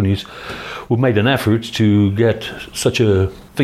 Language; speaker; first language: English; non-native, fluent; Dutch